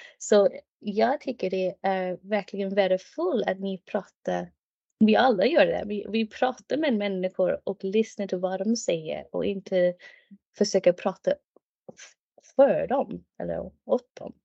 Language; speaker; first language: Swedish; non-native, fluent; English